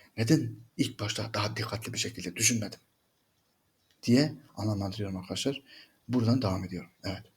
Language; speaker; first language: Turkish; native; Turkish